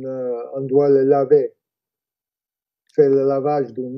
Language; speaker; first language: French; non-native, fluent; English